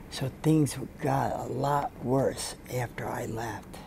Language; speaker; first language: English; native; English